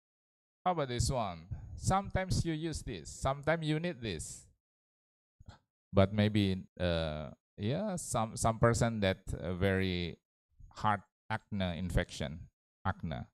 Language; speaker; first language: English; non-native, learner; Indonesian